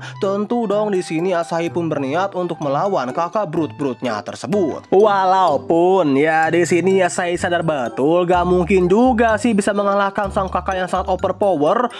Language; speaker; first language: Indonesian; native; Indonesian